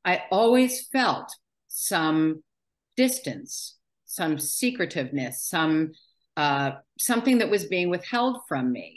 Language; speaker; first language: English; native; English